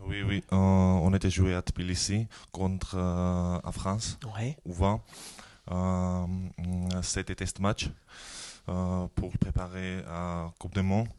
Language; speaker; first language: French; non-native, learner; Georgian